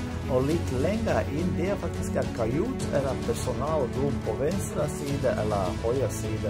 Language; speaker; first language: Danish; non-native, learner; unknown